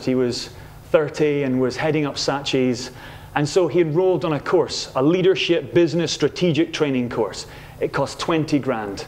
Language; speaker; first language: English; native; English